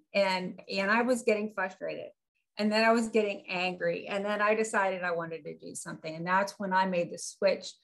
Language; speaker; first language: English; native; English